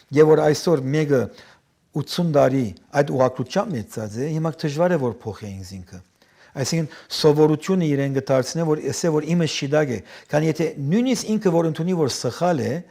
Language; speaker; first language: Armenian; early bilingual, heritage; Armenian